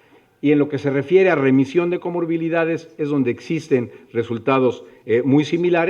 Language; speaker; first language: Spanish; native; Spanish